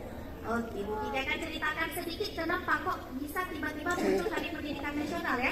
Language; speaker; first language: Indonesian; native; Indonesian